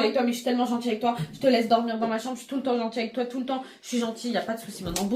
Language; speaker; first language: French; native; French